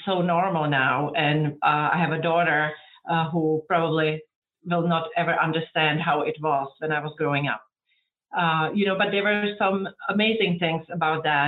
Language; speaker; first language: English; non-native, fluent; Czech